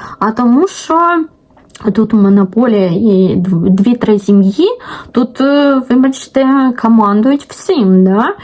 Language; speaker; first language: Ukrainian; non-native, local second language; Russian